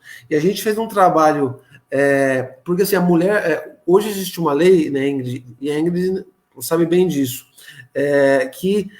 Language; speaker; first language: Portuguese; native; Portuguese